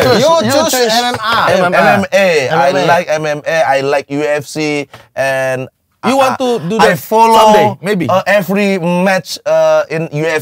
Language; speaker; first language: English; non-native, learner; Indonesian